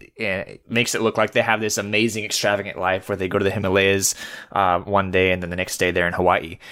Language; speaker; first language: English; native; English